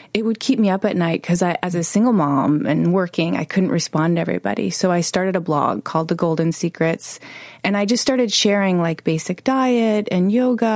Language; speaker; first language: English; native; English